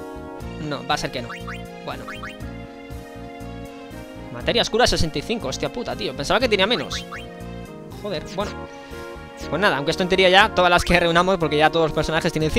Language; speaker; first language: Spanish; native; Spanish